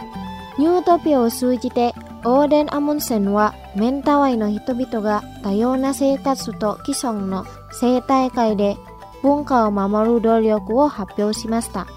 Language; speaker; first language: Japanese; non-native, fluent; Indonesian